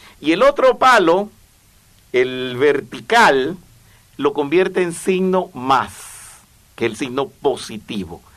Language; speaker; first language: Spanish; native; Spanish